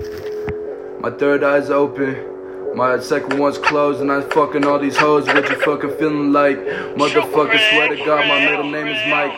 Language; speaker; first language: English; early bilingual, other home language; Spanish